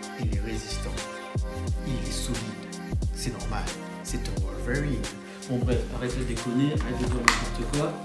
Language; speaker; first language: French; non-native, fluent; English